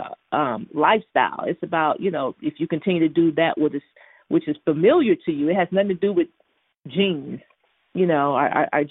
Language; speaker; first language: English; native; English